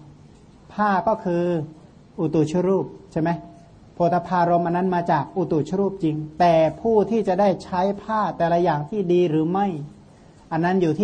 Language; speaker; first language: Thai; non-native, local second language; Khmer